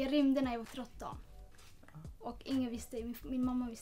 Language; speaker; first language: Swedish; non-native, learner; Tigrinya